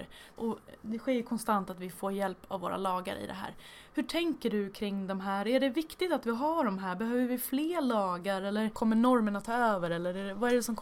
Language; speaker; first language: Swedish; native; Swedish